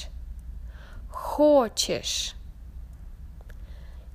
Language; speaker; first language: Russian; non-native, learner; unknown